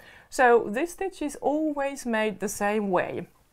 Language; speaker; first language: English; non-native, fluent; Finnish